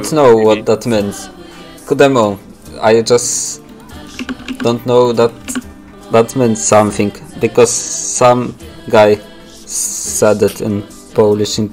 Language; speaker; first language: English; non-native, learner; Polish